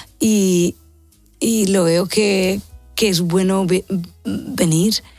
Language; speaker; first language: Spanish; non-native, fluent; Portuguese